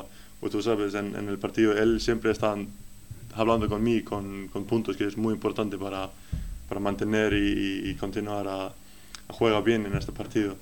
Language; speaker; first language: Spanish; non-native, learner; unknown